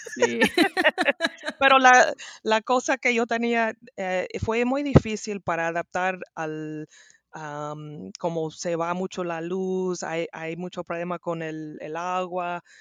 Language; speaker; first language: Spanish; non-native, learner; English